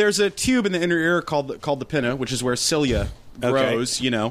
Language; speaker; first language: English; native; English